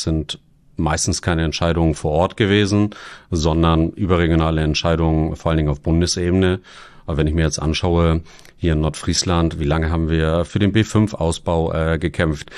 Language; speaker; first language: German; native; German